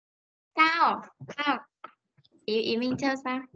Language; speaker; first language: Vietnamese; native; Vietnamese